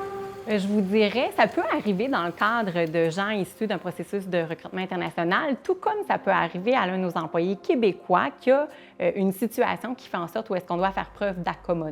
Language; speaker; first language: French; native; French